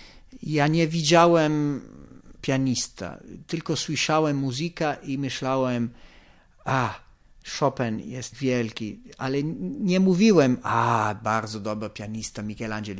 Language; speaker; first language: Polish; non-native, fluent; Italian